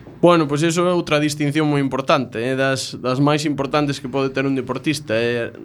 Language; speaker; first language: Galician; native; Galician